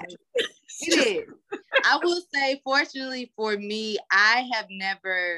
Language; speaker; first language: English; native; English